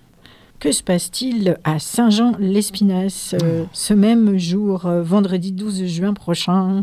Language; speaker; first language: French; native; French